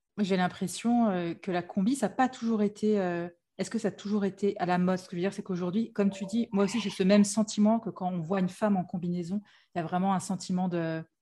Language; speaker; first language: French; native; French